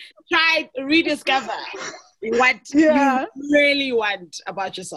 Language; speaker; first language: English; non-native, local second language; Xhosa